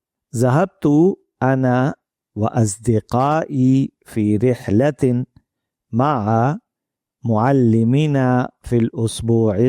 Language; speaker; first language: Arabic; non-native, fluent; Urdu